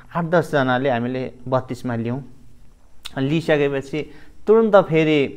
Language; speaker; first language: Nepali; non-native, local second language; Limbu